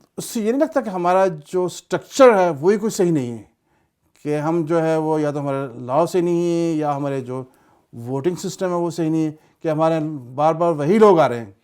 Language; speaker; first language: Urdu; native; Urdu